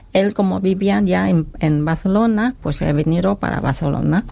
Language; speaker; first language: Spanish; non-native, learner; Khmer